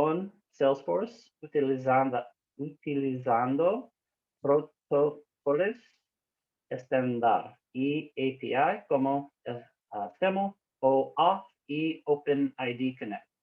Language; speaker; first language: Spanish; non-native, learner; English